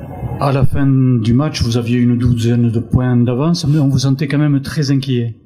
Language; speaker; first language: French; native; French